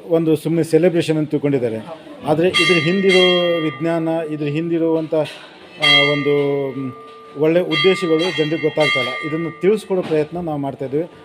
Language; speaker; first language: Kannada; native; Kannada